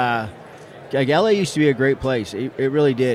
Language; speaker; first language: English; native; English